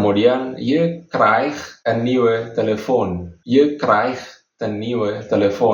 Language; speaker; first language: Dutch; non-native, fluent; Indonesian